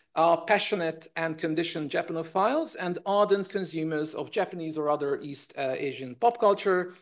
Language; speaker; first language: English; non-native, fluent; Hungarian